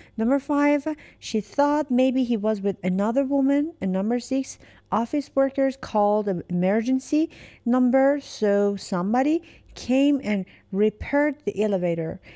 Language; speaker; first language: English; non-native, fluent; Persian